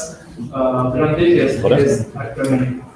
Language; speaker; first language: Spanish; non-native, learner; French